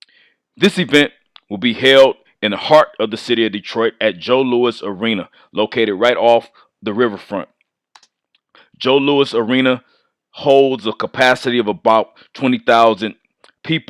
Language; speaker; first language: English; native; English